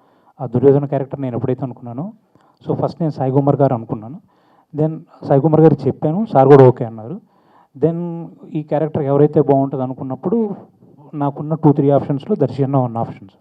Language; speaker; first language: Telugu; native; Telugu